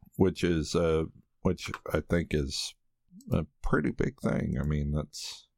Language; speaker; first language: English; native; English